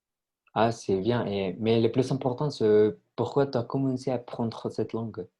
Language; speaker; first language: French; non-native, learner; Spanish